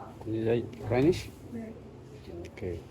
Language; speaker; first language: German; non-native, learner; Amharic